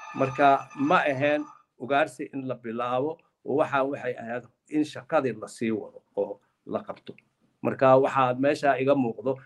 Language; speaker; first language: Somali; native; Somali